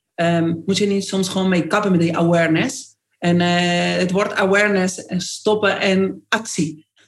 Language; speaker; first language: Dutch; non-native, fluent; Spanish